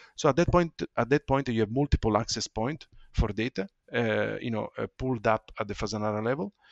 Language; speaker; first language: English; non-native, fluent; Italian